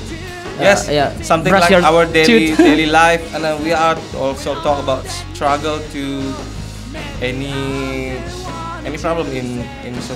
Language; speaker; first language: English; non-native, learner; Indonesian